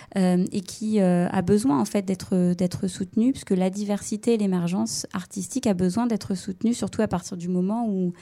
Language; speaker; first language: French; native; French